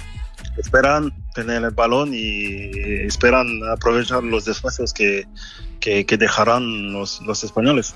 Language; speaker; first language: Spanish; non-native, fluent; French